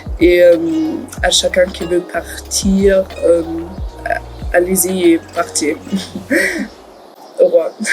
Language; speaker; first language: French; non-native, learner; German